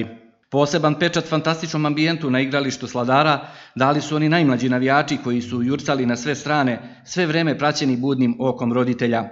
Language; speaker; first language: Serbian; native; Serbian